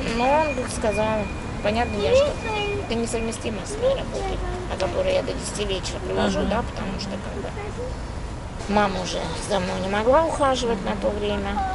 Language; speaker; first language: Russian; native; Russian